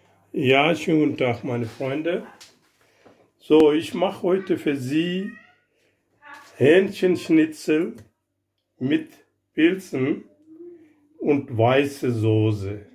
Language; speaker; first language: German; non-native, learner; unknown